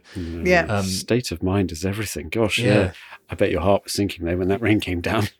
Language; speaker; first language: English; native; English